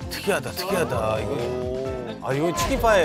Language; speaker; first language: Korean; native; Korean